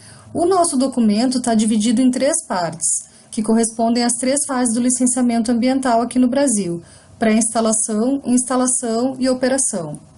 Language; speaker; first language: Portuguese; native; Portuguese